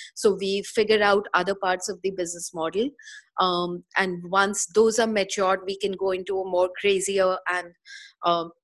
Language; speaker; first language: English; non-native, local second language; Hindi